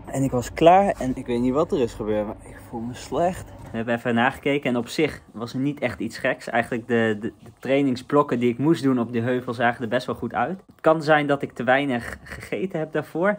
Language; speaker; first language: Dutch; native; Dutch